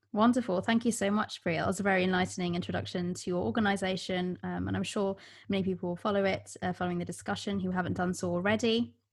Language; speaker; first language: English; early bilingual, other home language; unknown